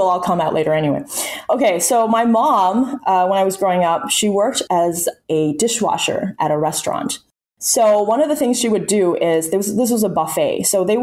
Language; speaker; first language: English; early bilingual, other home language; Chinese